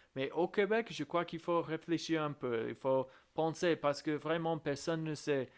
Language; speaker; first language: French; non-native, fluent; English